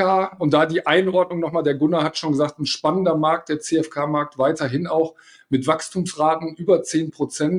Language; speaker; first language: German; native; German